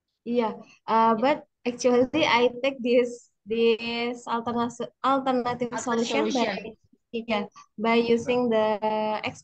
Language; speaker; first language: English; non-native, learner; Indonesian